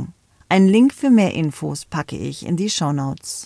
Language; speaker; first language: German; native; German